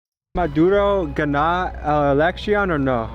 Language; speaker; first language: Spanish; non-native, learner; English